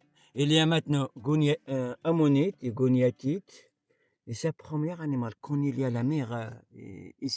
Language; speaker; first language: French; non-native, learner; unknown